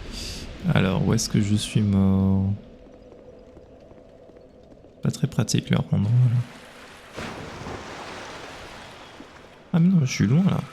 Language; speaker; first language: French; native; French